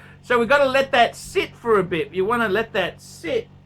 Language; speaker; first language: English; native; English